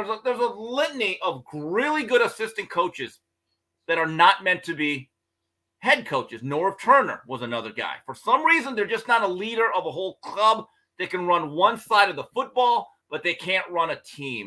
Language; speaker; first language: English; native; English